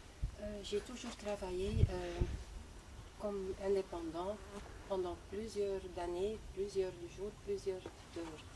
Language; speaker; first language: French; non-native, local second language; Dutch